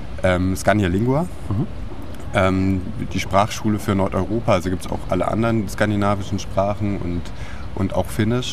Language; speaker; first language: German; native; German